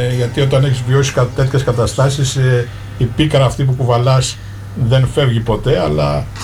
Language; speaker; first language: Greek; native; Greek